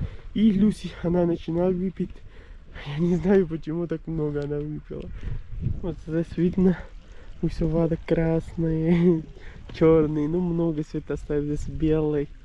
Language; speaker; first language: Russian; non-native, learner; Persian